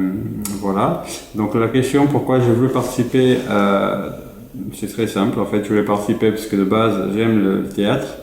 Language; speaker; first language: French; native; French